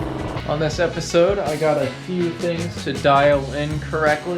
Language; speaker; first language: English; native; English